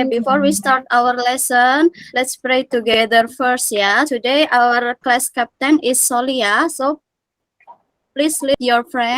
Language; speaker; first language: English; non-native, fluent; Indonesian